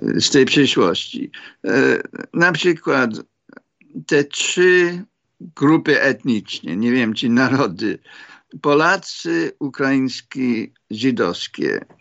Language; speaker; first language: Polish; non-native, fluent; English